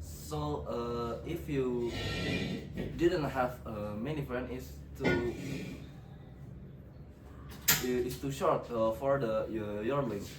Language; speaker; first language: English; non-native, learner; Indonesian